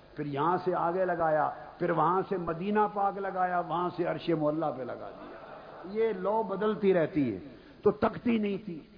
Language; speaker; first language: Urdu; non-native, local second language; Punjabi